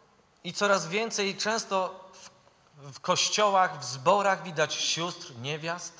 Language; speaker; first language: Polish; native; Polish